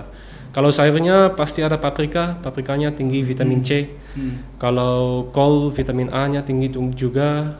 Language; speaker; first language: Indonesian; early bilingual, other home language; English